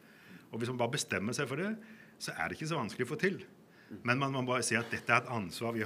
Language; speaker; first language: Norwegian; native; Norwegian